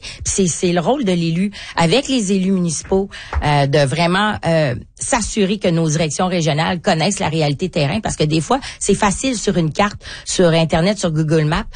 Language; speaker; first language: French; native; French